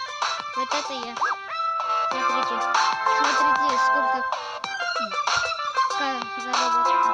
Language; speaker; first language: Russian; non-native, local second language; Kazakh